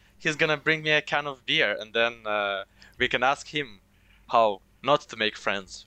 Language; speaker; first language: English; non-native, fluent; Romanian